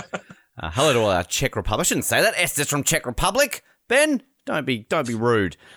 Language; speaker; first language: English; native; English